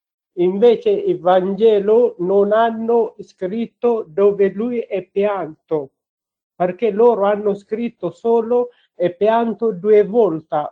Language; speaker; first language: Italian; non-native, learner; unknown